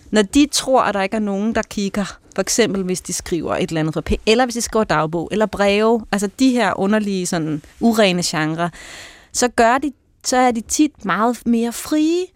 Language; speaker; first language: Danish; native; Danish